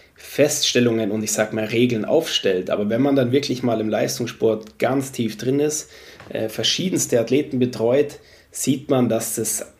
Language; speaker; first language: German; native; German